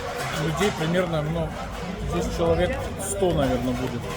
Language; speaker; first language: Russian; native; Russian